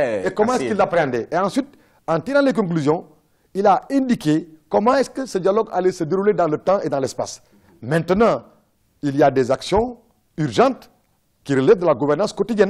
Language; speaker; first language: French; non-native, local second language; Wolof